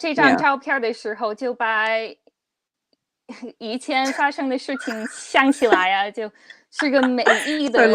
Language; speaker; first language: Chinese; non-native, fluent; English